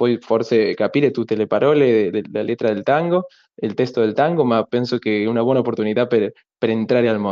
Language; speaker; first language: Italian; non-native, learner; Spanish